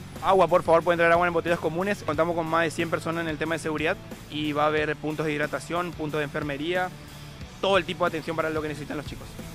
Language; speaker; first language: Spanish; native; Spanish